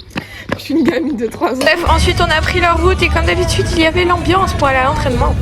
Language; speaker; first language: French; native; French